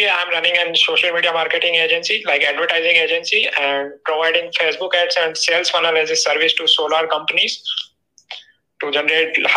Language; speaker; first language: English; non-native, local second language; Hindi